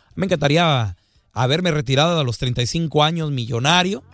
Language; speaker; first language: Spanish; native; Spanish